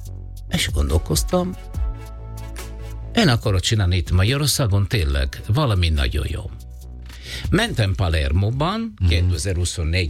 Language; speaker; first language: Hungarian; non-native, learner; Italian